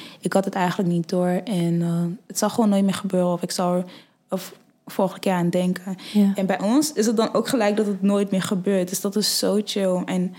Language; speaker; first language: Dutch; early bilingual, other home language; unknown